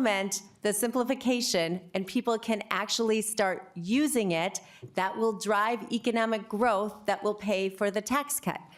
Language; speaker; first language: English; native; English